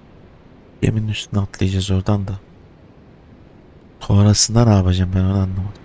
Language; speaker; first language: Turkish; native; Turkish